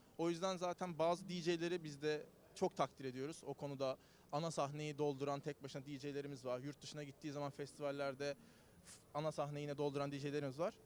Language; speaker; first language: Turkish; native; Turkish